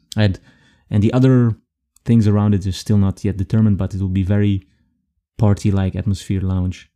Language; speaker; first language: English; non-native, fluent; Dutch